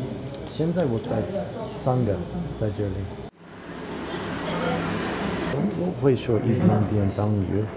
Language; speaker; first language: Chinese; non-native, learner; English